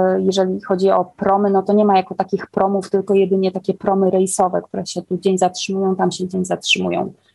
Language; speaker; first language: Polish; native; Polish